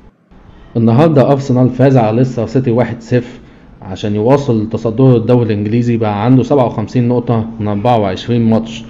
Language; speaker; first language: Arabic; native; Arabic